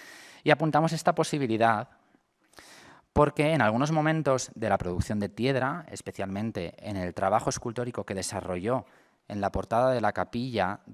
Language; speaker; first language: Spanish; native; Spanish